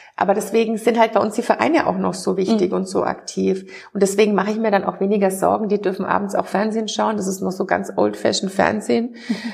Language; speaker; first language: German; native; German